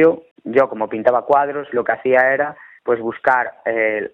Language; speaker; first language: Spanish; native; Spanish